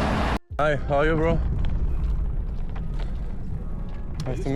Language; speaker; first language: English; non-native, learner; French